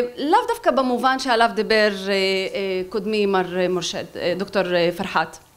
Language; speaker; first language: Hebrew; non-native, local second language; Arabic